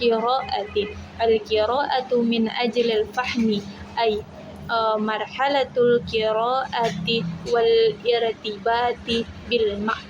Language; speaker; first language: Arabic; non-native, learner; Indonesian